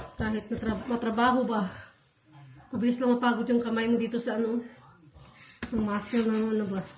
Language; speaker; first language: Filipino; non-native, local second language; Hiligaynon